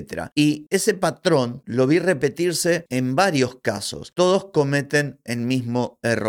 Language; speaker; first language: Spanish; native; Spanish